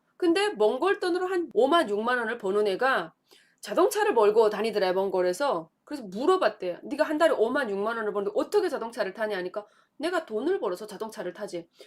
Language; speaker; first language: Korean; native; Korean